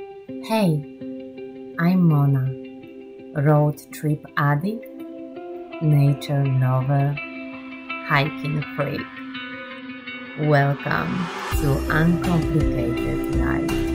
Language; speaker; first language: English; non-native, learner; Polish